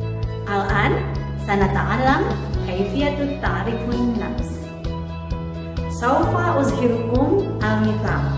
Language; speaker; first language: Arabic; non-native, fluent; Indonesian